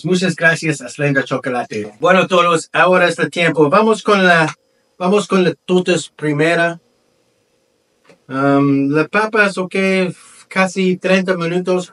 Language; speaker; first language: Spanish; non-native, learner; English